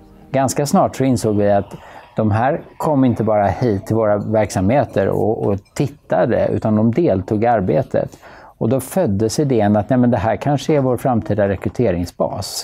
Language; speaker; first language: Swedish; native; Swedish